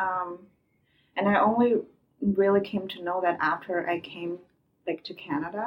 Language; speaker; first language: English; non-native, fluent; Chinese